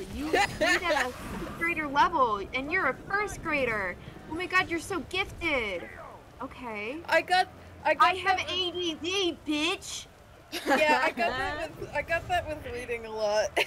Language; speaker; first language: English; native; English